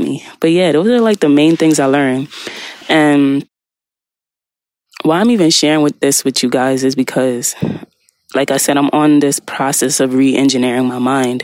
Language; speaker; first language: English; native; English